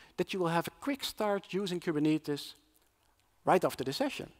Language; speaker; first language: English; non-native, fluent; Dutch